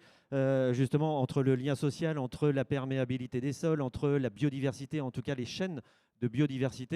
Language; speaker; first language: French; native; French